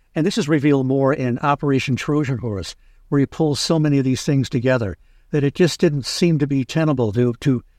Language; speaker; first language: English; native; English